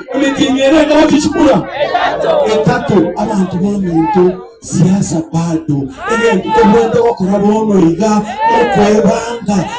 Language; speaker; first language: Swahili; non-native, local second language; Gusii